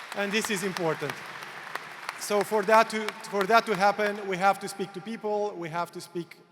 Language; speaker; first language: English; non-native, fluent; Romanian